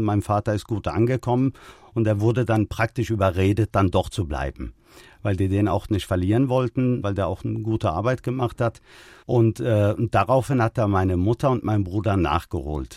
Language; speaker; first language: German; early bilingual, other home language; Turkish